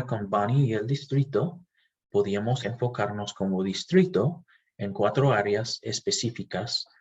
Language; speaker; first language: Spanish; non-native, fluent; English